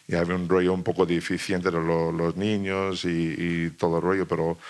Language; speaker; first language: Spanish; non-native, fluent; English